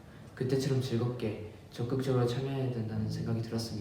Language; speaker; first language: Korean; early bilingual, other home language; Japanese